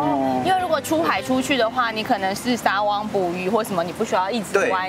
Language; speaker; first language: Chinese; native; Chinese